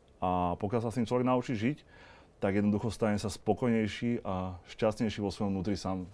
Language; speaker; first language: Slovak; native; Slovak